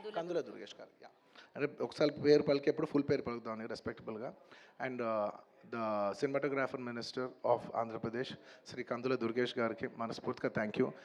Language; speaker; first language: Telugu; native; Telugu